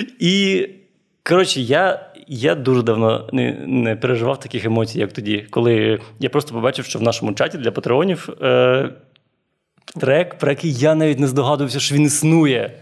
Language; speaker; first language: Ukrainian; native; Ukrainian